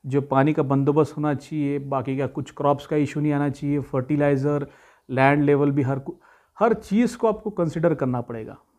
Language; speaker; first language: Hindi; native; Hindi